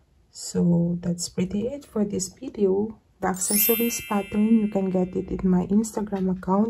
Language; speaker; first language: English; non-native, fluent; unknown